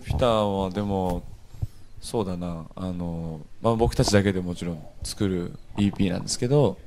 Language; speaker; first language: Japanese; native; Japanese